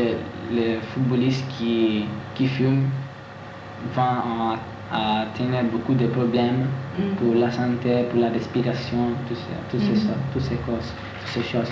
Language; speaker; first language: French; non-native, learner; Italian